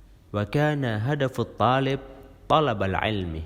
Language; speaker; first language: Arabic; non-native, fluent; Indonesian